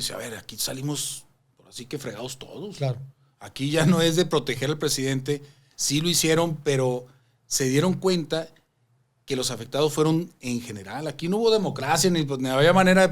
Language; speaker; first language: Spanish; native; Spanish